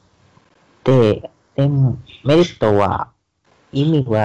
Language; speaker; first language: Japanese; non-native, learner; Chinese